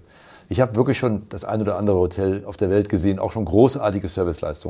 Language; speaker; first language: German; native; German